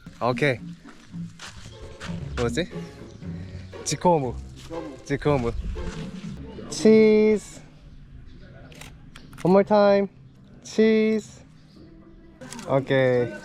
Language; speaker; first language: English; non-native, learner; Korean